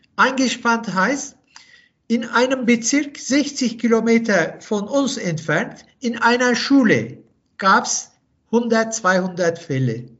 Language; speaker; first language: German; non-native, fluent; Turkish